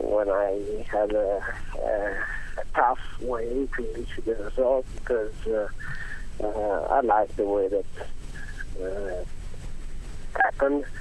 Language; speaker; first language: English; non-native, learner; Italian